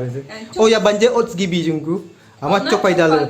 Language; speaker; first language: Turkish; non-native, learner; Indonesian